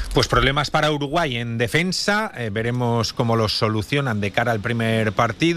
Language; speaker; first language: Spanish; native; Spanish